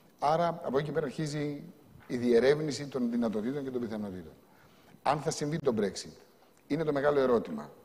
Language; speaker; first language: Greek; native; Greek